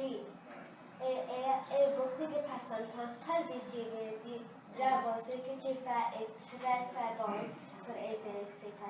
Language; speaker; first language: French; early bilingual, other home language; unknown